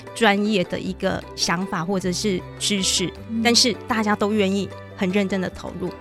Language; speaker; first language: Chinese; native; Chinese